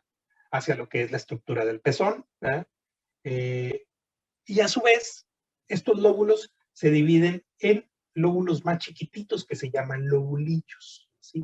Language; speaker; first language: Spanish; native; Spanish